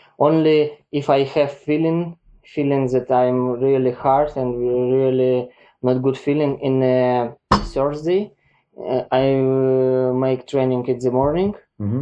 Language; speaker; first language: English; non-native, learner; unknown